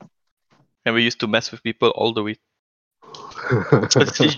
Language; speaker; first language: English; non-native, local second language; Malay